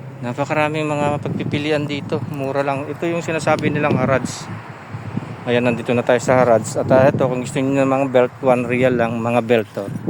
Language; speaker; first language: Filipino; non-native, local second language; Pampanga